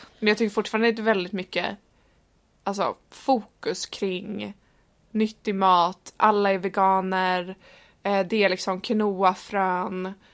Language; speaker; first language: Swedish; native; Swedish